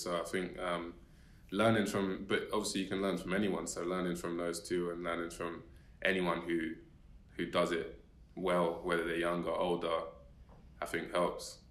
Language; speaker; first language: English; native; English